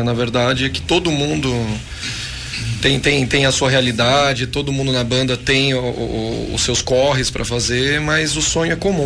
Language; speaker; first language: Portuguese; native; Portuguese